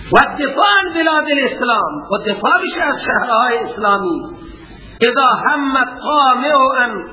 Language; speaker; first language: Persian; non-native, local second language; Baluchi